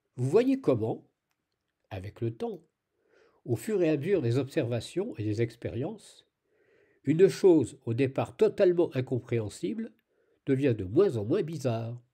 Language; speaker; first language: French; native; French